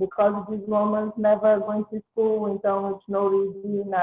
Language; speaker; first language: English; non-native, learner; Portuguese